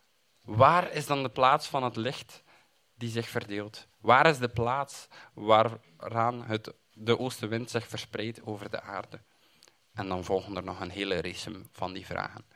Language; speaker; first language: Dutch; native; Dutch